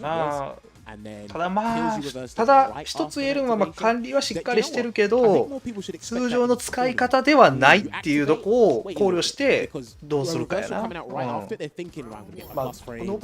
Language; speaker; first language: Japanese; native; Japanese